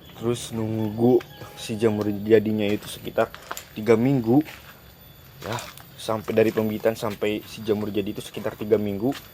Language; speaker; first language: Indonesian; native; Indonesian